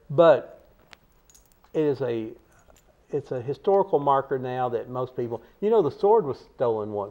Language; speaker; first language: English; native; English